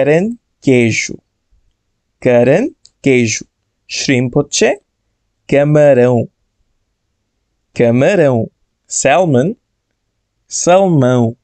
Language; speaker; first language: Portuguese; non-native, fluent; Bangla